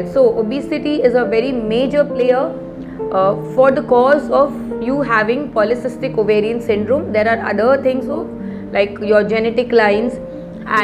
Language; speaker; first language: English; non-native, local second language; Hindi